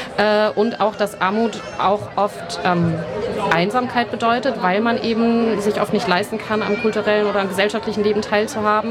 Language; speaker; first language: German; native; German